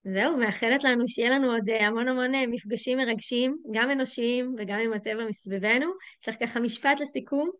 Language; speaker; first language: Hebrew; native; Hebrew